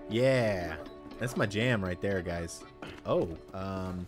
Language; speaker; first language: English; native; English